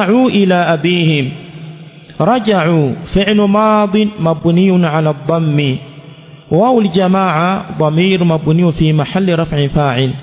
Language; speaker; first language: Arabic; non-native, fluent; Swahili